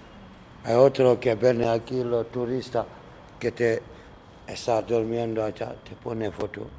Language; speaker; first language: Spanish; non-native, learner; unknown